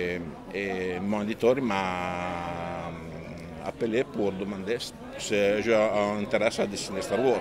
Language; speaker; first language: French; non-native, fluent; Italian